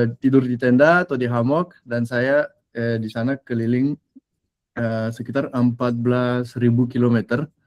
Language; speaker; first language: Indonesian; non-native, fluent; French